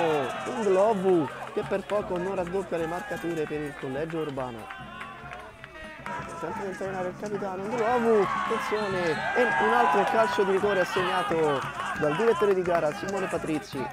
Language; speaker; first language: Italian; native; Italian